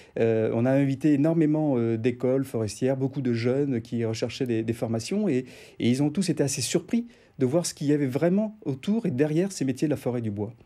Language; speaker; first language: French; native; French